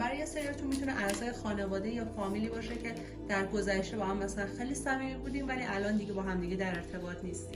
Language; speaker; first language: Persian; native; Persian